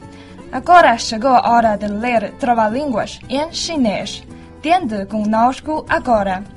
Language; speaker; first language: Portuguese; non-native, fluent; Chinese